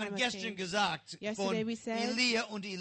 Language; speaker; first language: German; non-native, learner; English